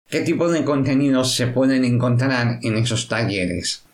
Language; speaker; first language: Spanish; native; Spanish